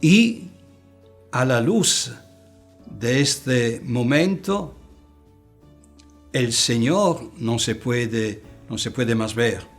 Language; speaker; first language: Spanish; non-native, fluent; Italian